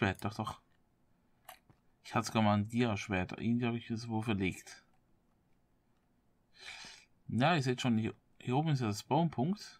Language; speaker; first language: German; native; German